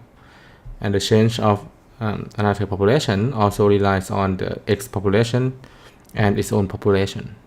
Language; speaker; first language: English; non-native, fluent; Thai